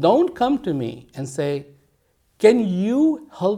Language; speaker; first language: English; non-native, local second language; Hindi